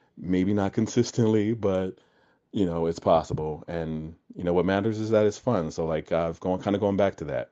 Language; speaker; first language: English; native; English